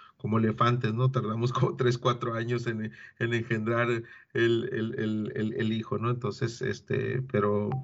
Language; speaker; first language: Spanish; native; Spanish